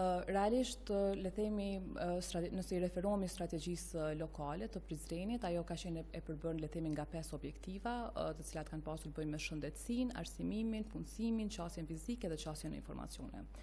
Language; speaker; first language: Albanian; native; Albanian